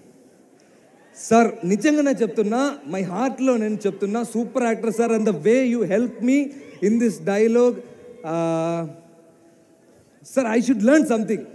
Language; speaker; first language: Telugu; non-native, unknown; Malayalam